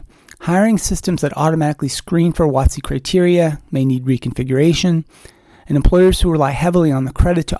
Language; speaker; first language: English; native; English